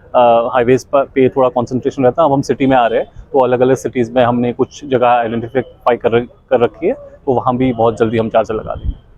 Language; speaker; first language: Hindi; native; Hindi